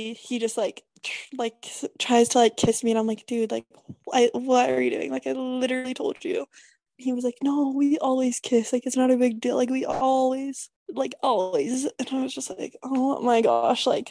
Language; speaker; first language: English; native; English